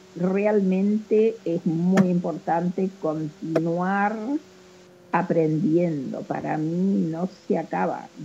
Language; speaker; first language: Spanish; native; Spanish